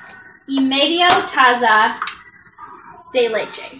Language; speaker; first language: Spanish; non-native, learner; English